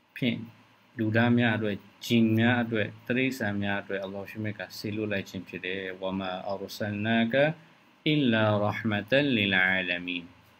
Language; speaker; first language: Burmese; native; Burmese